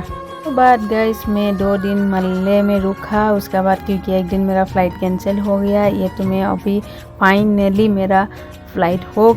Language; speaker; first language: Hindi; non-native, local second language; Assamese